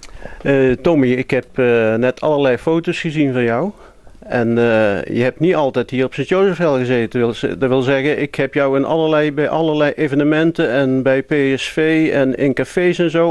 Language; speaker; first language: Dutch; native; Dutch